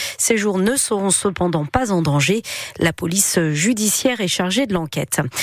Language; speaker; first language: French; native; French